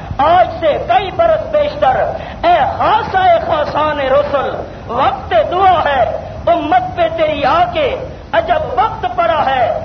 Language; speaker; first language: Urdu; non-native, local second language; Punjabi